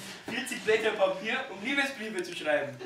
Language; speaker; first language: German; native; German